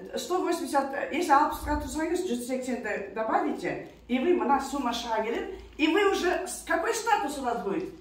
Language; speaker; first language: Russian; non-native, local second language; Kazakh